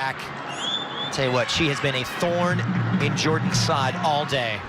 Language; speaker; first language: English; native; English